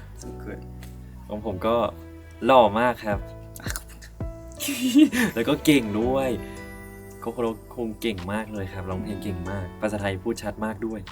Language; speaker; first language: Thai; native; Thai